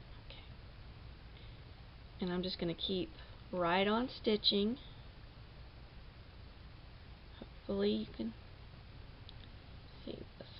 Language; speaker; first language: English; native; English